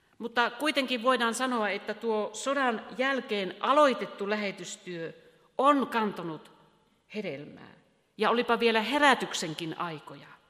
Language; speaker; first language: Finnish; native; Finnish